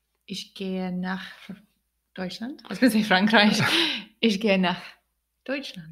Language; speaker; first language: German; non-native, learner; English